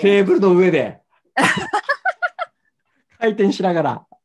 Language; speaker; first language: Japanese; native; Japanese